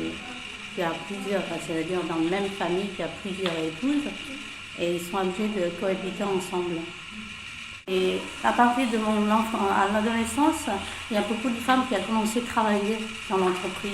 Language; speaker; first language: French; non-native, fluent; Chinese